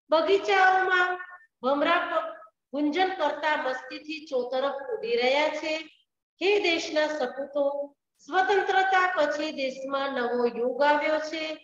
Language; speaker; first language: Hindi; non-native, local second language; Gujarati